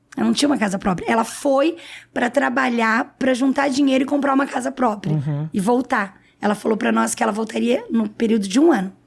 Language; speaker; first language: Portuguese; native; Portuguese